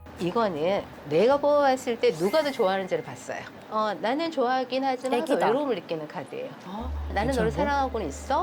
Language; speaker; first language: Korean; native; Korean